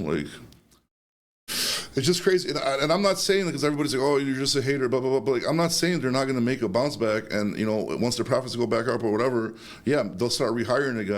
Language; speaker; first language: English; native; English